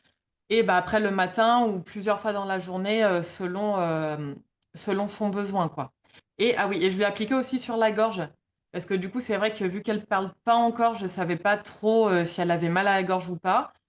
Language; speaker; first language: French; native; French